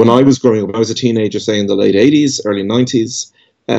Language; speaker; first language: English; native; English